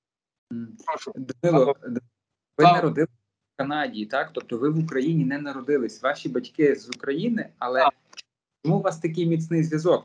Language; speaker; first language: Ukrainian; native; Ukrainian